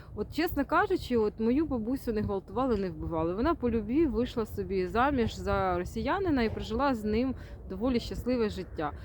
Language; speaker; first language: Ukrainian; native; Ukrainian